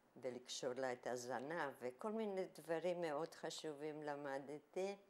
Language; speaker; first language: Hebrew; non-native, fluent; German